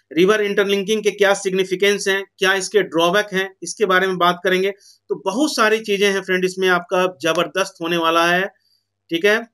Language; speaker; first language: Hindi; native; Hindi